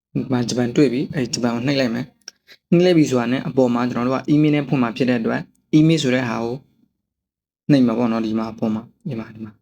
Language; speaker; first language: Burmese; native; Burmese